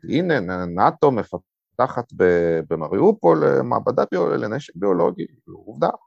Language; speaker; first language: Hebrew; non-native, fluent; Russian